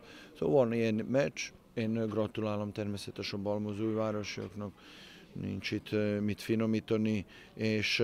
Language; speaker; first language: Hungarian; non-native, fluent; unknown